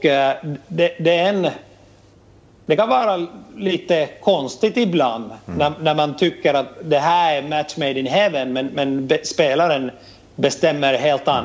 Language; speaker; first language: Swedish; non-native, fluent; Finnish